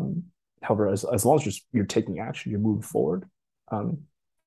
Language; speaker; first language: English; early bilingual, other home language; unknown